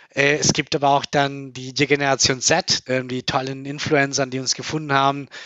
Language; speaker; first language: German; non-native, fluent; Spanish